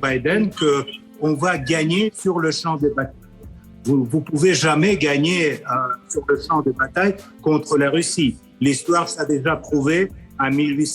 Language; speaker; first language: French; non-native, fluent; Russian